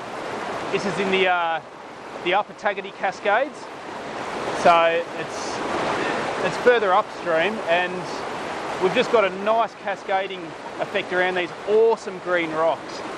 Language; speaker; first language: English; native; English